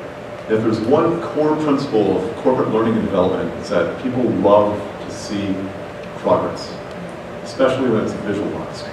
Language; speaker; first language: English; native; English